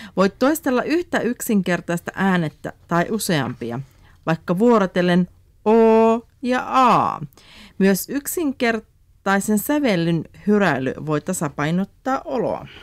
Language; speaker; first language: Finnish; native; Finnish